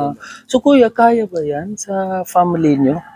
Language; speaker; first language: Filipino; non-native, learner; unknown